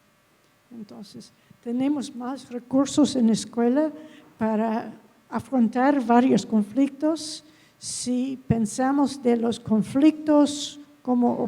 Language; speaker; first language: Spanish; non-native, fluent; English